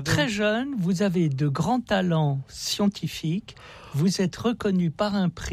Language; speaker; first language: French; native; French